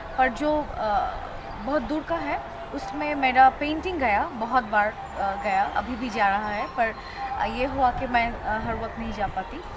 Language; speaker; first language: Hindi; non-native, learner; Bangla